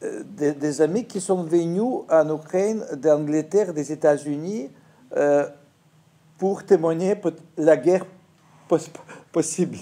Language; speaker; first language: French; non-native, fluent; Russian